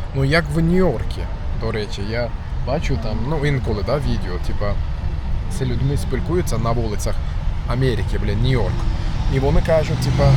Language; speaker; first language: Ukrainian; non-native, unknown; Turkish